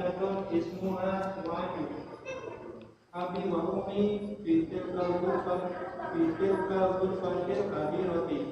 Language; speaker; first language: Arabic; non-native, learner; Indonesian